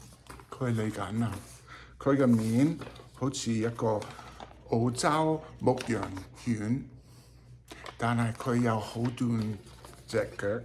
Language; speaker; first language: Cantonese; non-native, learner; English